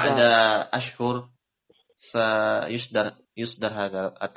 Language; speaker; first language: Arabic; non-native, learner; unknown